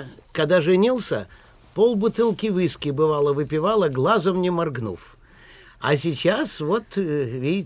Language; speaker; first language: Russian; native; Russian